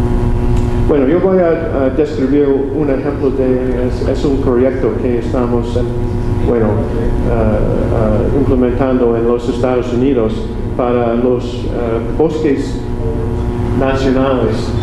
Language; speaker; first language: Spanish; non-native, learner; English